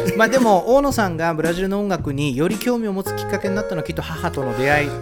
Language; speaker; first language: Japanese; early bilingual, other home language; Portuguese